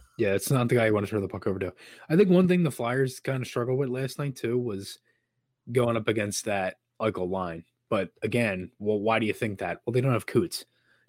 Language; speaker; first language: English; native; English